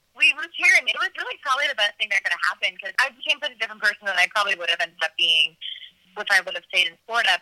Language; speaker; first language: English; native; English